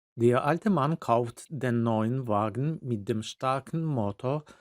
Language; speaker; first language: German; non-native, fluent; Ukrainian